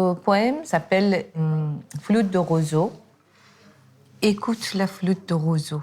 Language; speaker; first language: French; non-native, fluent; Persian